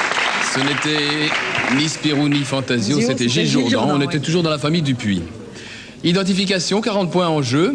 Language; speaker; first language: French; native; French